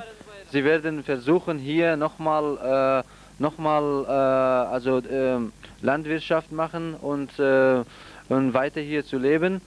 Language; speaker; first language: German; non-native, fluent; Central Kurdish